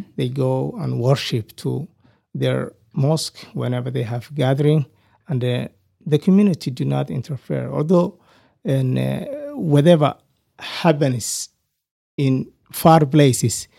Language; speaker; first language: English; non-native, fluent; Somali